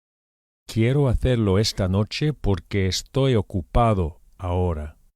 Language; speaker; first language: Spanish; non-native, fluent; English